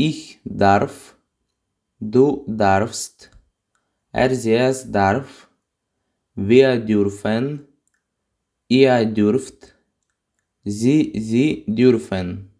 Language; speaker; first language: German; non-native, fluent; Ukrainian